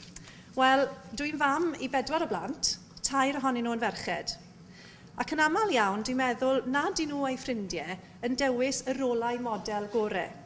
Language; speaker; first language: Welsh; native; Welsh